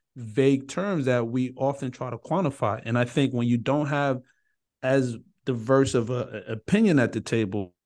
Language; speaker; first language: English; early bilingual, other home language; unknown